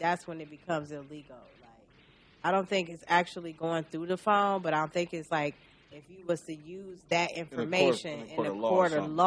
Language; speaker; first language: English; native; English